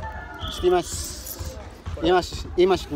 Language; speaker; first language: Japanese; non-native, learner; Filipino